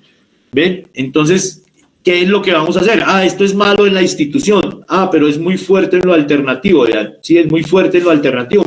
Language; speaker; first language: Spanish; native; Spanish